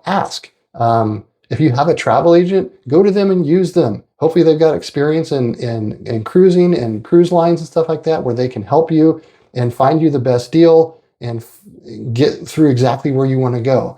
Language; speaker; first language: English; native; English